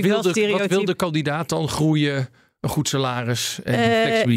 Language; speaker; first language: Dutch; native; Dutch